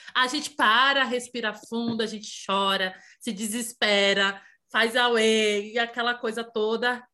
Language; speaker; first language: Portuguese; native; Portuguese